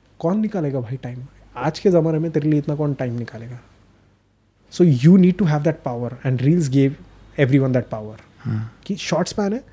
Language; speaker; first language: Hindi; non-native, local second language; Marathi